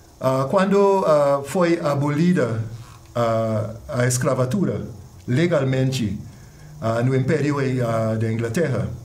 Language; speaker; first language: Portuguese; non-native, fluent; English